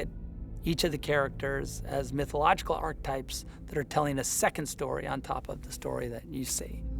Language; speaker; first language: English; native; English